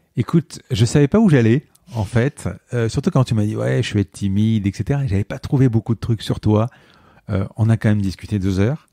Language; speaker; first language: French; native; French